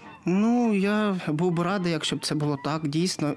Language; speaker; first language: Ukrainian; non-native, local second language; Russian